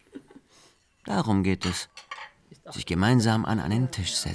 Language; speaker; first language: German; native; German